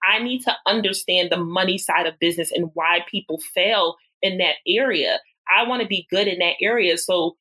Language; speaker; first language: English; native; English